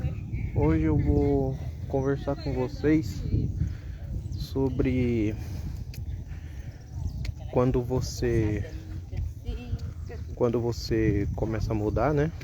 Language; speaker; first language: Portuguese; native; Portuguese